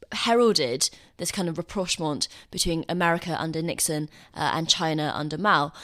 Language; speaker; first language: English; non-native, fluent; Chinese